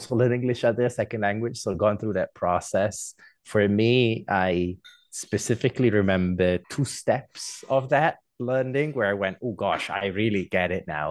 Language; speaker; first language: English; non-native, fluent; Italian